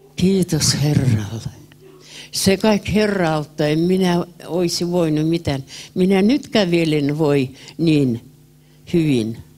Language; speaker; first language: Finnish; early bilingual, heritage; Finnish